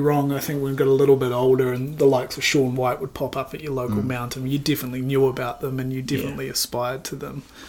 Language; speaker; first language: English; native; English